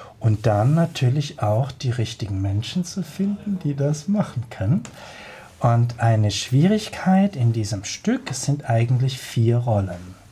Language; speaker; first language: German; native; German